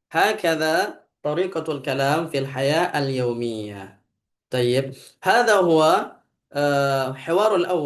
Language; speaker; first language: Arabic; non-native, fluent; Indonesian